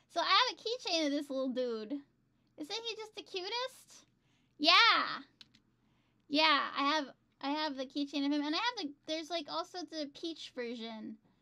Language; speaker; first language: English; native; English